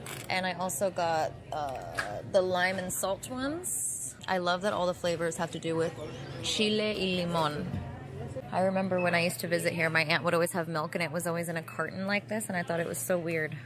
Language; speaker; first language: English; early bilingual, other home language; Spanish